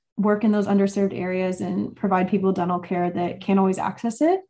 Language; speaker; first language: English; native; English